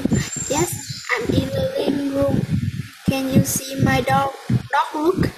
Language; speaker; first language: English; non-native, learner; Vietnamese